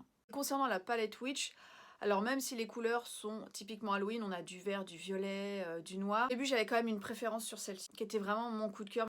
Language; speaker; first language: French; native; French